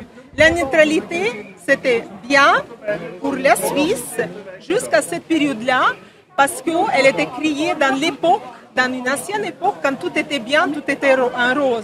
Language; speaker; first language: French; non-native, learner; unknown